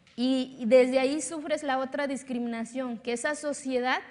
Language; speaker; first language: Spanish; non-native, local second language; Zapotec